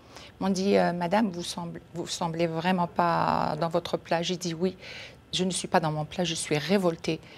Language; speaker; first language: French; non-native, local second language; Kabyle